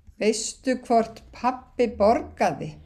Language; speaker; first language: Icelandic; non-native, learner; Thai